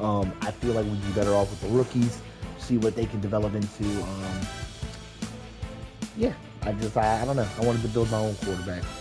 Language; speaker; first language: English; native; English